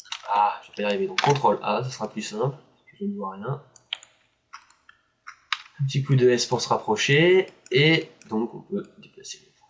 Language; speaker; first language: French; native; French